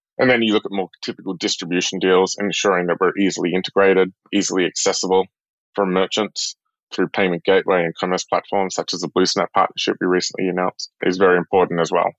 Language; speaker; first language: English; native; English